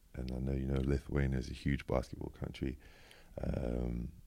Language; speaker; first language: English; native; English